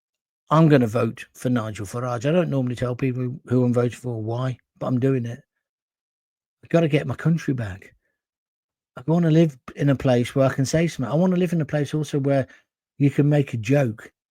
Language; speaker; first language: English; native; English